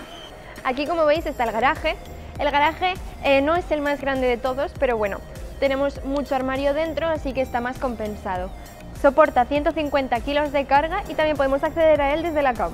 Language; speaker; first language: Spanish; native; Spanish